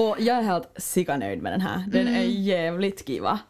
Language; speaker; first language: Swedish; native; Swedish